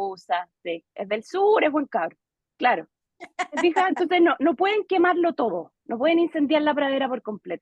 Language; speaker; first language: Spanish; native; Spanish